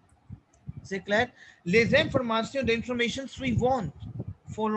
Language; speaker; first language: French; non-native, fluent; Hindi